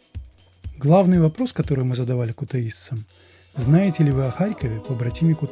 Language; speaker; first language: Russian; native; Russian